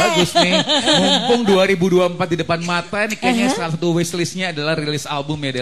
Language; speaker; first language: Indonesian; native; Indonesian